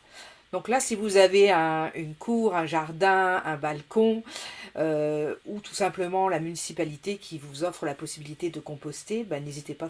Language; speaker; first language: French; native; French